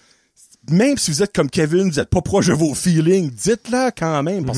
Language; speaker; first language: French; native; French